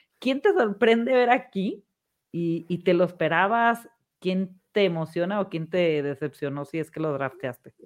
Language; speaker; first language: Spanish; native; Spanish